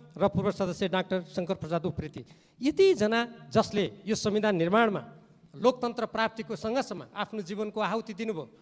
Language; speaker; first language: Nepali; native; Nepali